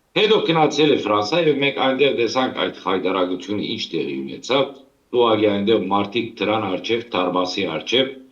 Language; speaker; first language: Armenian; early bilingual, heritage; Armenian